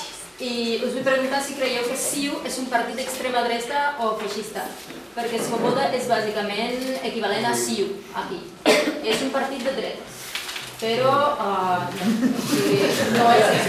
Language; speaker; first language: Catalan; non-native, fluent; Ukrainian